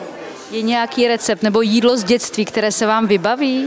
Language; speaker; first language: Czech; native; Czech